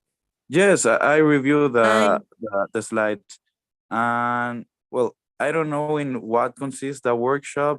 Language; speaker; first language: English; non-native, learner; Spanish